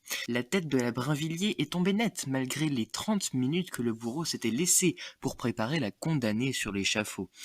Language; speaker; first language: French; native; French